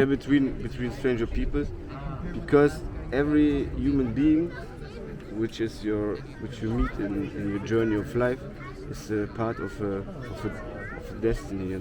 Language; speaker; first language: English; non-native, fluent; German